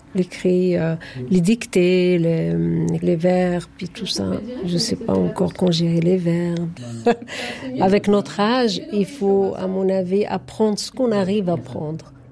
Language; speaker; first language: French; non-native, fluent; Arabic